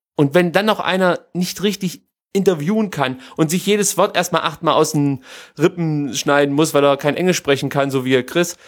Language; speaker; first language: German; native; German